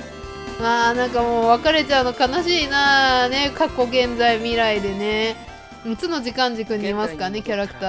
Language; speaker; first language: Japanese; native; Japanese